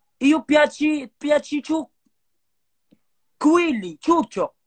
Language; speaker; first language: Italian; non-native, learner; Arabic